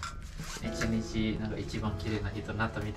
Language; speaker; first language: Japanese; non-native, learner; Indonesian